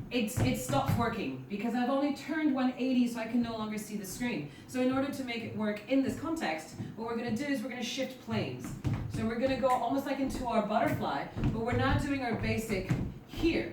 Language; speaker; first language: English; native; English